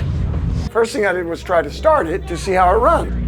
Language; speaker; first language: English; native; English